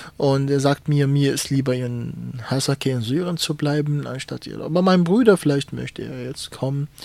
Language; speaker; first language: German; non-native, fluent; Kurdish